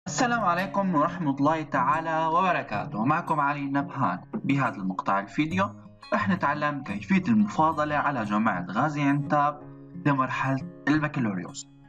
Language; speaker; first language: Arabic; native; Arabic